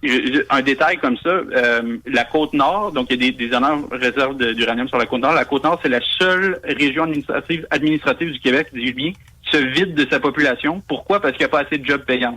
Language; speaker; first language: French; native; French